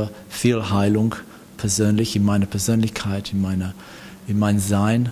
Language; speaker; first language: German; non-native, fluent; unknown